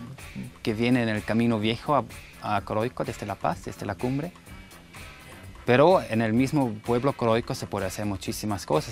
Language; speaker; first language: Spanish; non-native, fluent; German